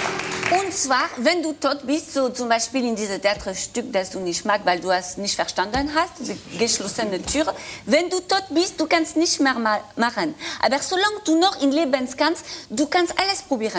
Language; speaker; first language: German; non-native, fluent; French